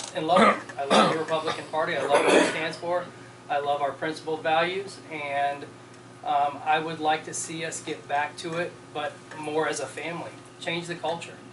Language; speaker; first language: English; native; English